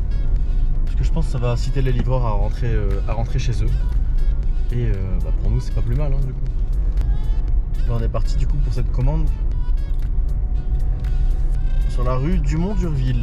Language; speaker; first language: French; native; French